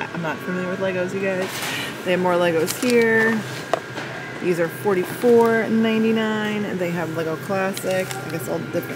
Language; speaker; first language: English; native; English